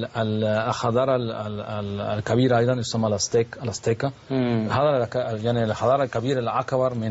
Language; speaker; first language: Arabic; non-native, learner; Spanish